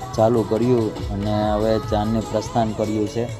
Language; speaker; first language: Gujarati; native; Gujarati